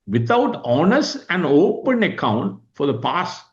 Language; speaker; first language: English; non-native, local second language; Tamil